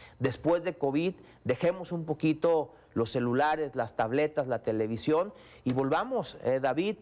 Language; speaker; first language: Spanish; native; Spanish